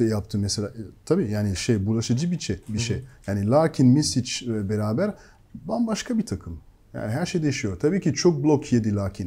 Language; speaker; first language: Turkish; non-native, fluent; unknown